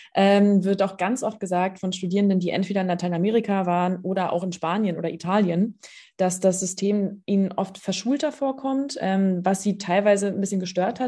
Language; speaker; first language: German; native; German